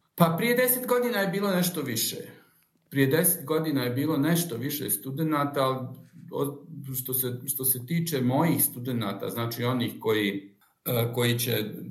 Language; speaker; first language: Croatian; native; Croatian